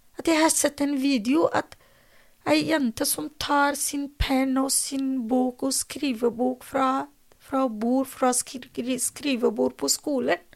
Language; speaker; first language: Norwegian; non-native, learner; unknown